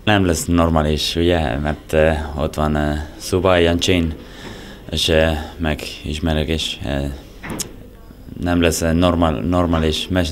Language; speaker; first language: Hungarian; non-native, learner; Spanish